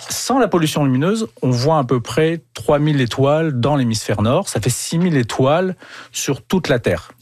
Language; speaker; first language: French; native; French